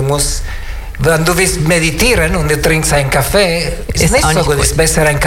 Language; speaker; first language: German; non-native, learner; Italian